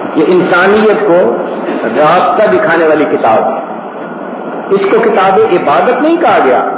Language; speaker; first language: Urdu; non-native, local second language; Punjabi